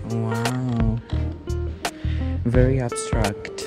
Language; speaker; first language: English; non-native, fluent; Slovak